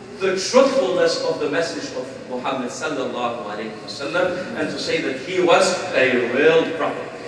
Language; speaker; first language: English; non-native, fluent; Albanian